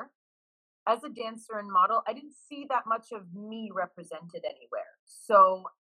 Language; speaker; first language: English; native; English